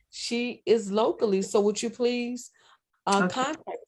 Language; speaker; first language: English; native; English